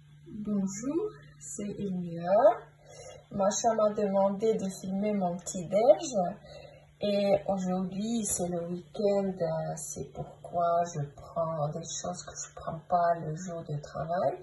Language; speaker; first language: French; non-native, fluent; Russian